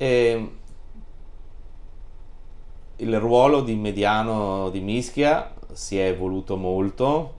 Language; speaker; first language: Italian; native; Italian